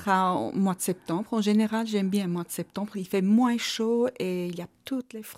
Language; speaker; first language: French; non-native, fluent; Armenian